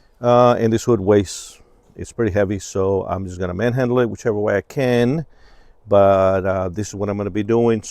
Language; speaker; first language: English; native; English